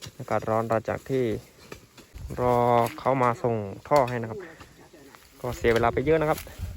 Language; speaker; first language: Thai; native; Thai